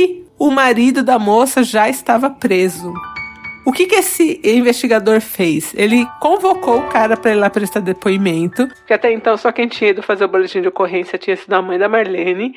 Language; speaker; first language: Portuguese; native; Portuguese